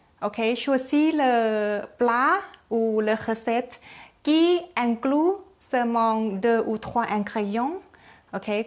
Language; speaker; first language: French; non-native, learner; Thai